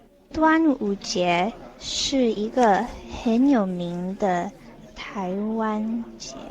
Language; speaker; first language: Chinese; non-native, learner; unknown